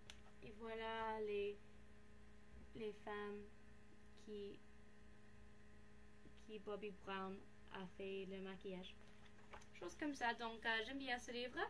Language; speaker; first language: French; non-native, learner; English